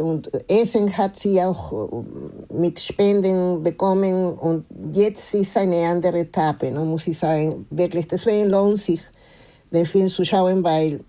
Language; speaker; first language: German; non-native, fluent; Spanish